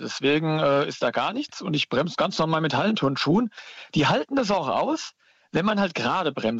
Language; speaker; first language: German; native; German